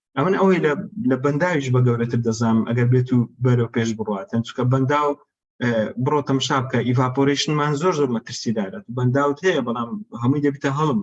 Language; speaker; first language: Central Kurdish; non-native, local second language; Kurdish